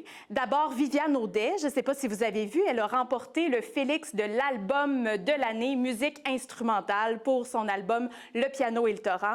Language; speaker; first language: French; native; French